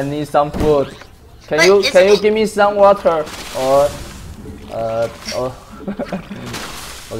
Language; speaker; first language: English; non-native, learner; Chinese